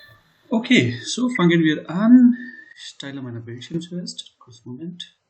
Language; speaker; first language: German; non-native, fluent; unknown